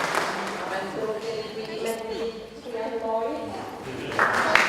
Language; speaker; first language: Welsh; native; Welsh